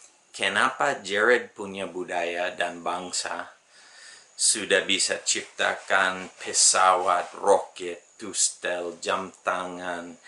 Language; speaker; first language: Indonesian; non-native, fluent; English